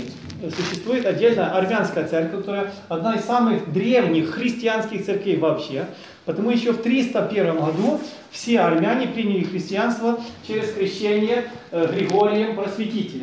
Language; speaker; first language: Russian; native; Russian